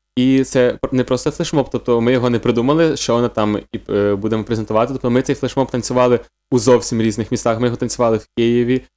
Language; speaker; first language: Ukrainian; native; Ukrainian